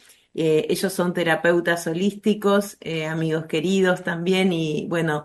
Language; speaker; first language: Spanish; native; Spanish